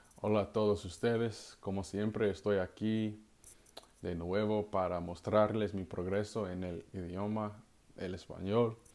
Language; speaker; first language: Spanish; non-native, learner; English